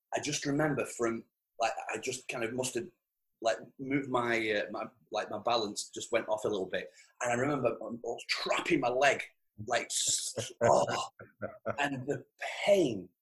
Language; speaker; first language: English; native; English